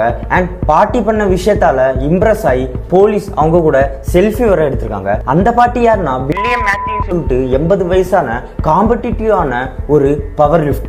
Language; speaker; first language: Tamil; native; Tamil